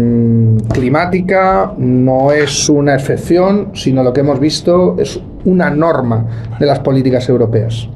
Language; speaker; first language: Spanish; native; Spanish